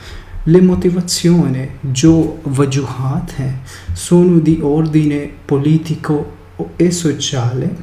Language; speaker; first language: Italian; non-native, fluent; Urdu